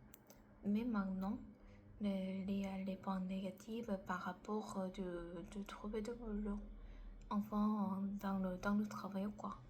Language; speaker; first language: French; non-native, learner; Korean